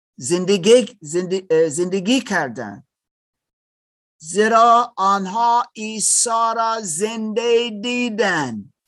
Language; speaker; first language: Persian; non-native, learner; German